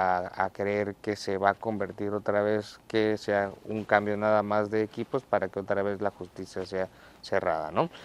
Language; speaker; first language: Spanish; native; Spanish